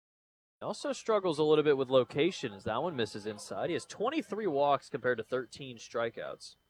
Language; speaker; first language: English; native; English